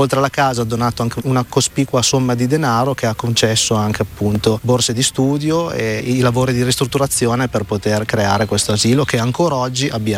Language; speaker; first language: Italian; native; Italian